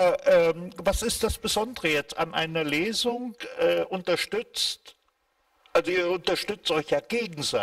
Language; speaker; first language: German; native; German